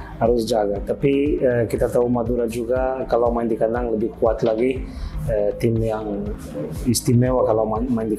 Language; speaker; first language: Indonesian; non-native, fluent; Portuguese